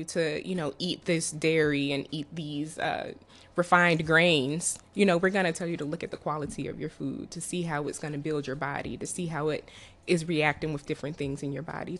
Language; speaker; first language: English; native; English